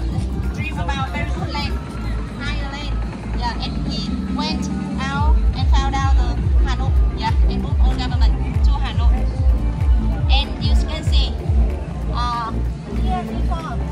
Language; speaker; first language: English; non-native, fluent; Vietnamese